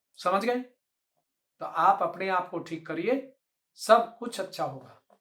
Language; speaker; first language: Hindi; native; Hindi